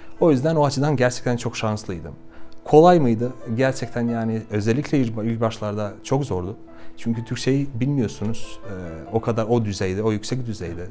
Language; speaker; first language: Turkish; non-native, fluent; Albanian